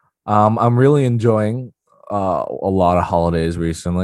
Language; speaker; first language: English; non-native, local second language; Cantonese